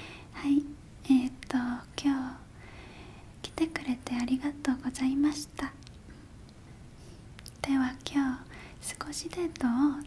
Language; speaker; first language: Japanese; non-native, learner; Korean